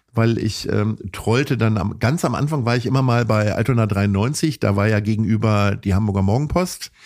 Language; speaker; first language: German; native; German